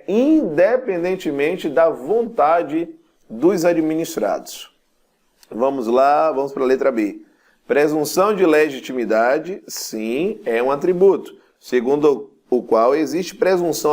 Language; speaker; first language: Portuguese; native; Portuguese